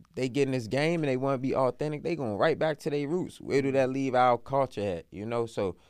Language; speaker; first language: English; native; English